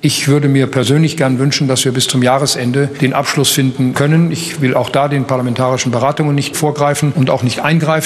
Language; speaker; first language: German; native; German